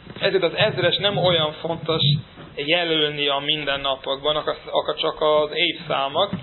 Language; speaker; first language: Hungarian; non-native, fluent; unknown